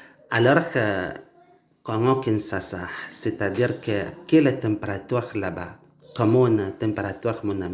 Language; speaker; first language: French; non-native, learner; Indonesian